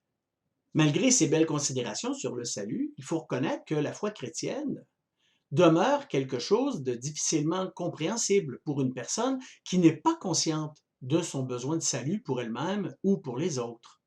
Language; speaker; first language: French; native; French